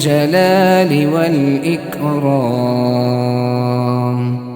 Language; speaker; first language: Arabic; native; Arabic